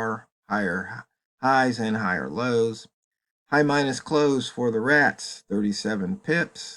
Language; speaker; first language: English; native; English